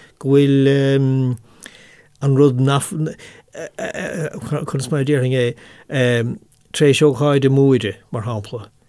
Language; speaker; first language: Irish; non-native, local second language; English